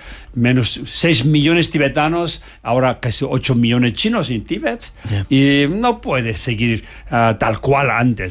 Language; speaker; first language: Spanish; non-native, learner; Tibetan